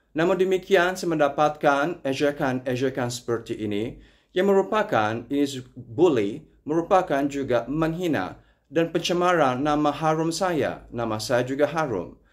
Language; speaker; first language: Indonesian; non-native, fluent; Italian